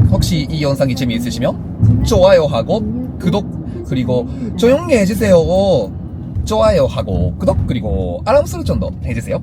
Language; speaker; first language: Korean; non-native, learner; Japanese